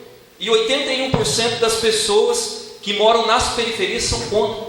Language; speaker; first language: Portuguese; native; Portuguese